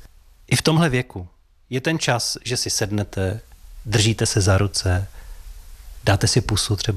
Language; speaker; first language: Czech; native; Czech